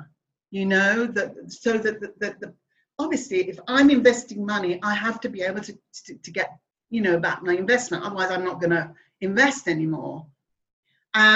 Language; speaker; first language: English; native; English